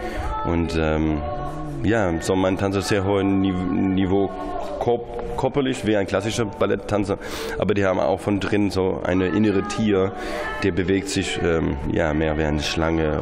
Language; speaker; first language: German; non-native, fluent; English